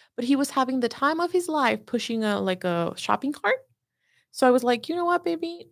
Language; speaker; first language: English; non-native, fluent; Spanish